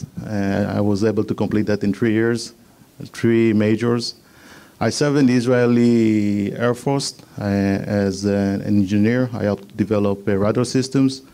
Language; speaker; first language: English; non-native, fluent; Hebrew